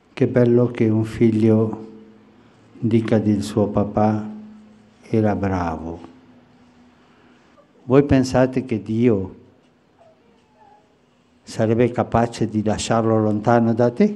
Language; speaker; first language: Italian; non-native, fluent; Spanish